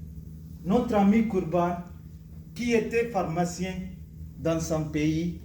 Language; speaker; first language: French; non-native, learner; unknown